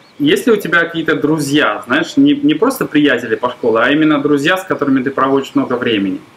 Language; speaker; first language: Russian; native; Russian